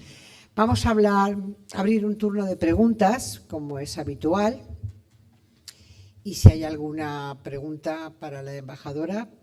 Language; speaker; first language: Spanish; native; Spanish